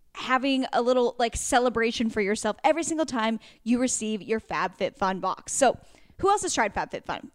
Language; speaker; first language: English; native; English